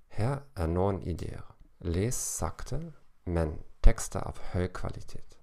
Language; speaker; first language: Norwegian; non-native, learner; German